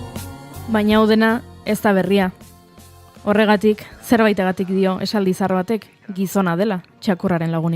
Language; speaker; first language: Basque; native; Basque